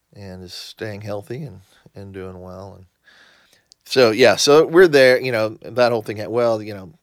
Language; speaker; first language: English; native; English